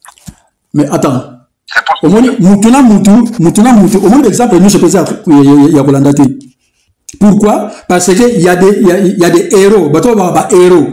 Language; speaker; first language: French; non-native, local second language; Lingala